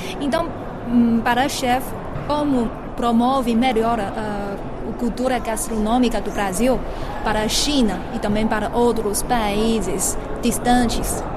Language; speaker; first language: Portuguese; non-native, fluent; Chinese